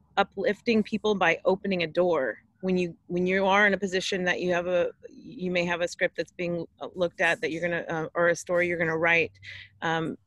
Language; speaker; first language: English; native; English